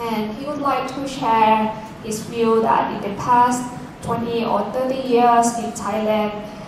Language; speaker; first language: English; non-native, fluent; Thai